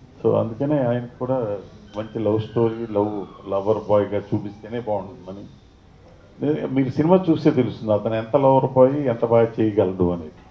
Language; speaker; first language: Telugu; native; Telugu